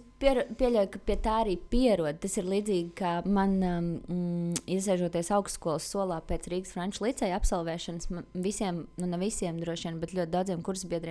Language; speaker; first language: Latvian; native; Latvian